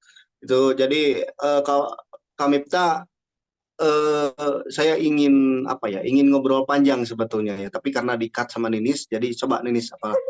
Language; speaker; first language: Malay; non-native, local second language; Sundanese